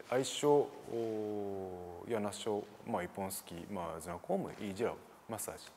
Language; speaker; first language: Russian; non-native, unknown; Japanese